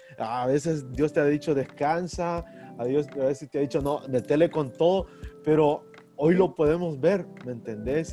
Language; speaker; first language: Spanish; early bilingual, heritage; Spanish